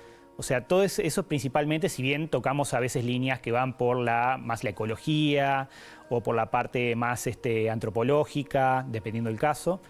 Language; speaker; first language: Spanish; native; Spanish